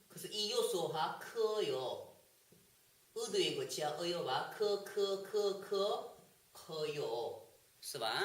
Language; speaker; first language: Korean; non-native, fluent; Chinese